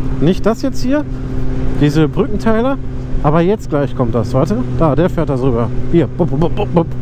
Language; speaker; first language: German; native; German